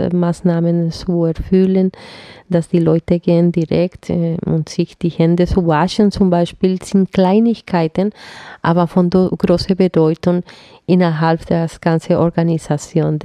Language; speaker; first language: German; non-native, fluent; Spanish